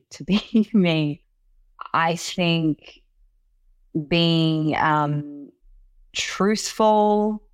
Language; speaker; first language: English; non-native, local second language; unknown